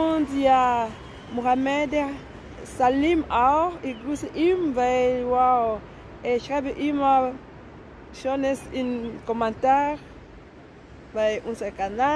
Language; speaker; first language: German; non-native, learner; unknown